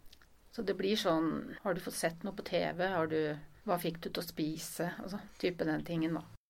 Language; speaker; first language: Norwegian; native; Norwegian